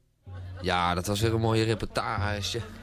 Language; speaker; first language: Dutch; native; Dutch